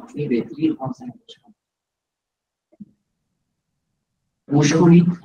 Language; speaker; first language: Persian; non-native, fluent; Urdu